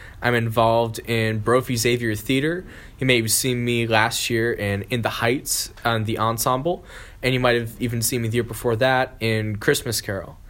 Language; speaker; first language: English; native; English